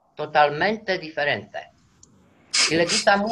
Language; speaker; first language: Spanish; non-native, fluent; Romanian